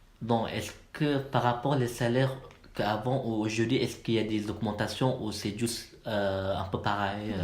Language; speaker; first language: French; non-native, learner; Malay